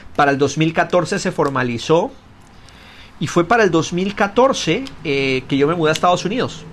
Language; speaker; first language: Spanish; native; Spanish